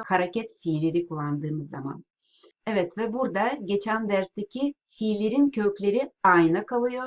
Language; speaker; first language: Turkish; non-native, fluent; Russian